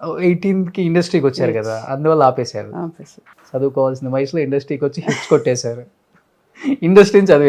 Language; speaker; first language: Telugu; native; Telugu